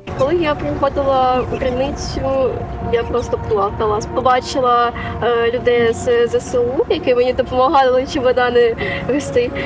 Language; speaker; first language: Ukrainian; non-native, local second language; Russian